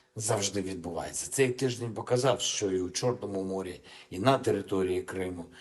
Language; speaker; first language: Ukrainian; native; Ukrainian